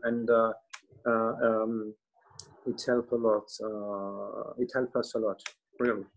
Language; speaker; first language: English; non-native, learner; French